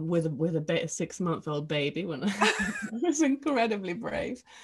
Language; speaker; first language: English; early bilingual, heritage; English